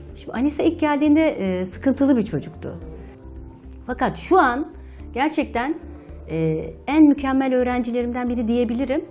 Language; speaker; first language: Turkish; native; Turkish